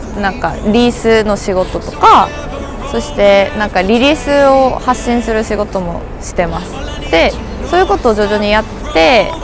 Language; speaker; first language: Japanese; non-native, fluent; Korean